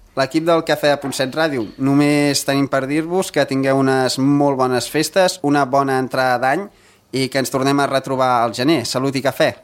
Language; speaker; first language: Catalan; native; Catalan